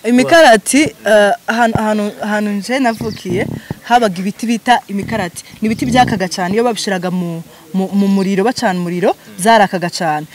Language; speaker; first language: Kinyarwanda; native; Kinyarwanda